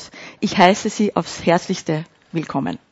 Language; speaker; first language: German; native; German